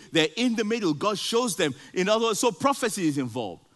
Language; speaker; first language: English; non-native, local second language; Yoruba